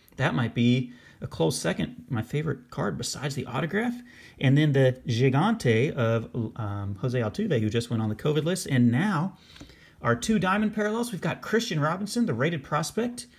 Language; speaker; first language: English; native; English